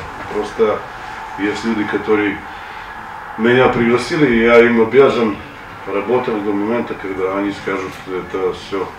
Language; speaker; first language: Russian; non-native, fluent; Serbian